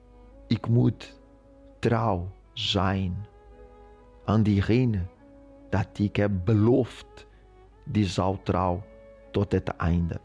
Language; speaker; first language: Dutch; non-native, fluent; Portuguese